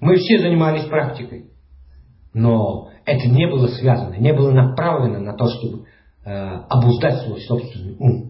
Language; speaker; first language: Russian; native; Russian